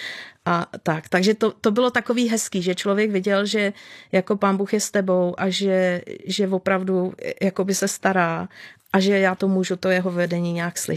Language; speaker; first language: Czech; native; Czech